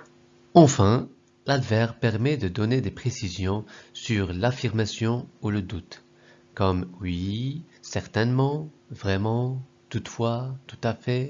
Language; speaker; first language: French; non-native, local second language; Arabic